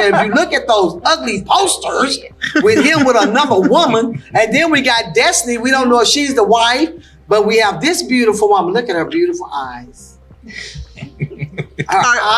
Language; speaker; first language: English; native; English